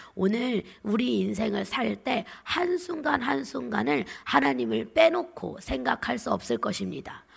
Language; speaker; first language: Korean; native; Korean